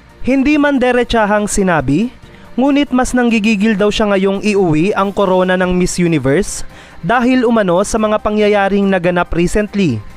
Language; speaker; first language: Filipino; native; Filipino